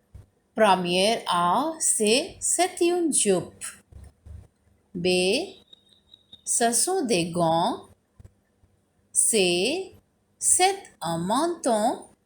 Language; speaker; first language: French; non-native, fluent; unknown